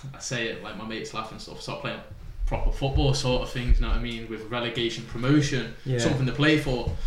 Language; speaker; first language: English; native; English